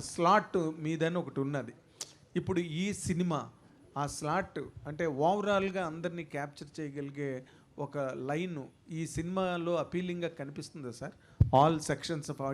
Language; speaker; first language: Telugu; native; Telugu